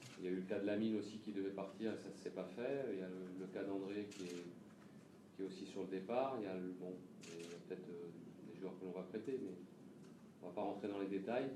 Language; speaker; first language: French; native; French